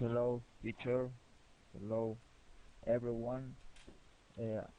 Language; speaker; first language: English; non-native, learner; Spanish